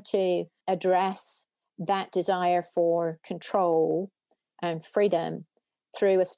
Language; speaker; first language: English; native; English